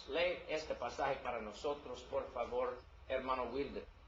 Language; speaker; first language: Spanish; non-native, learner; English